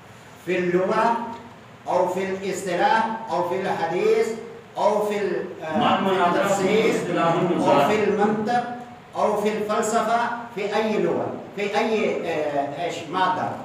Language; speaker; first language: Arabic; non-native, fluent; Urdu